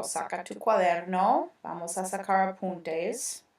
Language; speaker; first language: Spanish; non-native, fluent; English